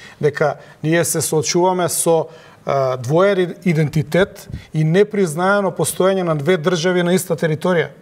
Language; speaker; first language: Macedonian; native; Macedonian